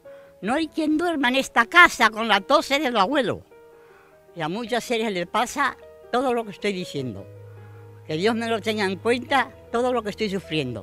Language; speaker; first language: Spanish; native; Spanish